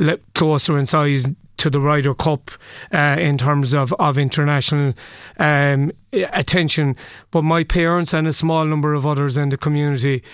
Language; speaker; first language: English; native; English